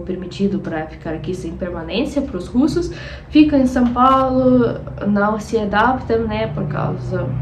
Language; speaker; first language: Portuguese; non-native, fluent; Russian